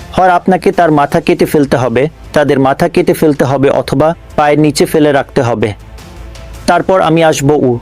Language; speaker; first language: Bangla; non-native, fluent; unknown